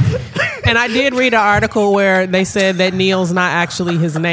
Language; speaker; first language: English; native; English